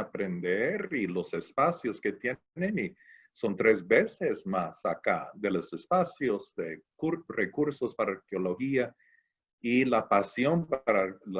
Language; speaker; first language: Spanish; non-native, fluent; English